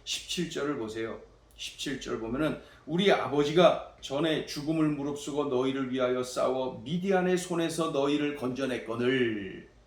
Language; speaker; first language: Korean; native; Korean